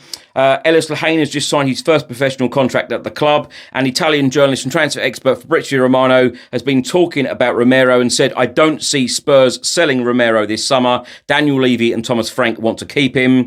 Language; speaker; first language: English; native; English